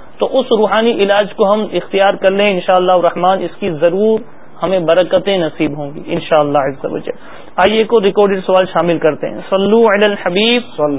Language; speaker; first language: Urdu; native; Urdu